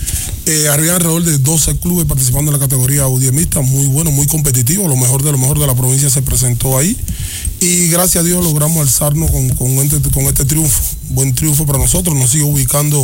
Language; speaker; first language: Spanish; native; Spanish